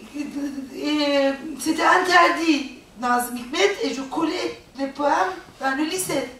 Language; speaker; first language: French; non-native, fluent; Turkish